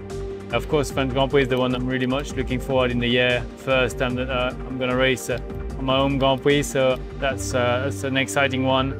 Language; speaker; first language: English; non-native, fluent; French